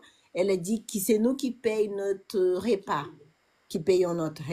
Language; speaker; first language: French; non-native, learner; Portuguese